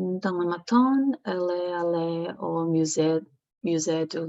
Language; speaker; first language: French; non-native, learner; English